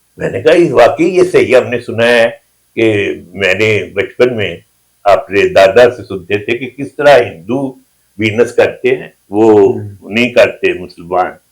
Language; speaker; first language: Urdu; native; Urdu